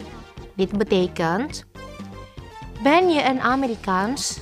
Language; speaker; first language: Dutch; non-native, learner; Indonesian